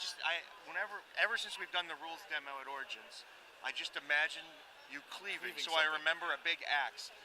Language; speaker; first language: English; native; English